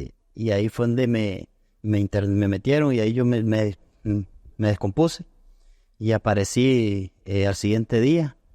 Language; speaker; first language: Spanish; native; Spanish